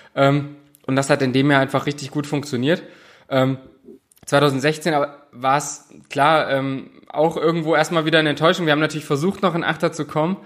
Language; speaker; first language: German; native; German